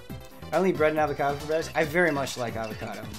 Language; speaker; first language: English; native; English